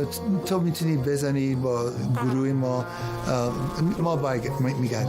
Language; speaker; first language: Persian; non-native, fluent; English